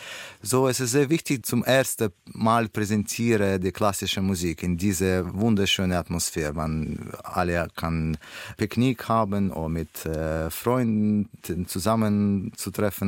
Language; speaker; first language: German; non-native, learner; Russian